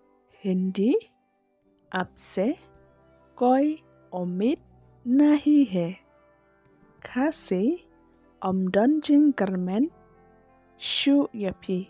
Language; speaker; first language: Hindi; non-native, local second language; Khasi